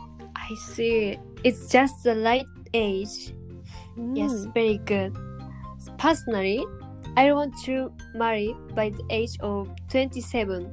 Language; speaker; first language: English; non-native, learner; Japanese